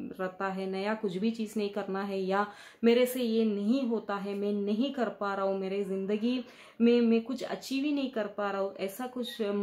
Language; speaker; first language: Hindi; non-native, local second language; Kannada